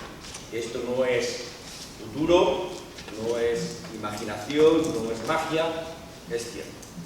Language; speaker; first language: Spanish; native; Spanish